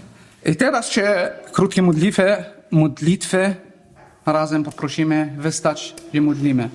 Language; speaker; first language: Polish; non-native, learner; Arabic